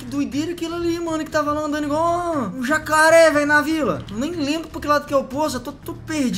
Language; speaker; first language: Portuguese; native; Portuguese